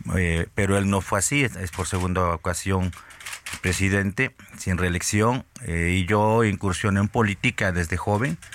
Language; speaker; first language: Spanish; native; Spanish